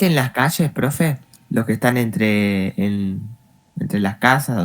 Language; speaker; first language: Spanish; native; Spanish